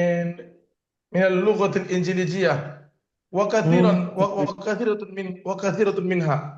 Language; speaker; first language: Arabic; non-native, learner; Indonesian